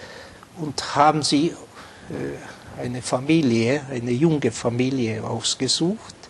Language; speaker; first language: German; non-native, fluent; Hungarian